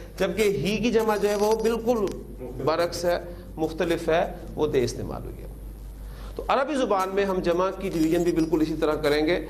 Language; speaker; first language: Urdu; native; Urdu